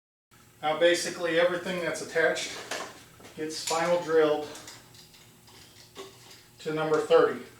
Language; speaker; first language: English; native; English